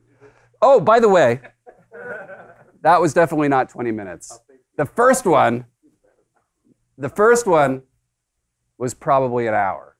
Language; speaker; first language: English; native; English